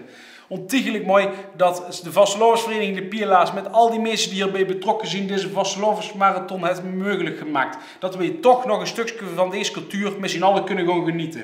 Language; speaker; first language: Dutch; native; Dutch